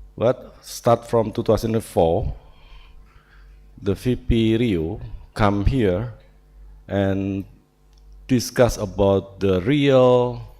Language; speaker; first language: English; non-native, learner; Indonesian